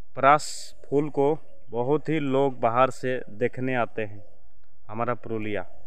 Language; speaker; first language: Hindi; non-native, local second language; Bangla